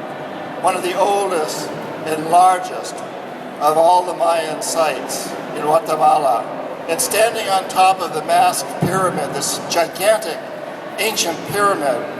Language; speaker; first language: English; native; English